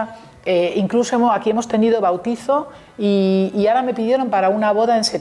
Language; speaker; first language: Spanish; native; Spanish